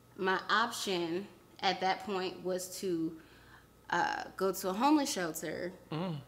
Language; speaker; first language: English; native; English